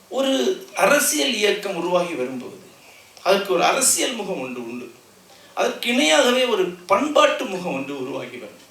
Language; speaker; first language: Tamil; non-native, local second language; Malayalam